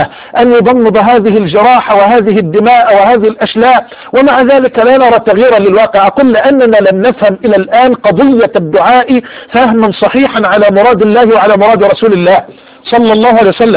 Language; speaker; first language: Arabic; native; Arabic